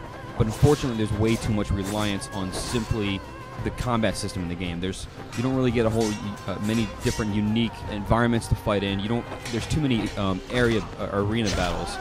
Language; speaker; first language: English; native; English